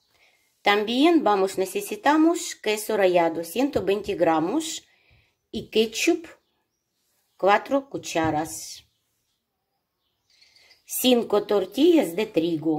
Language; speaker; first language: Spanish; non-native, learner; Ukrainian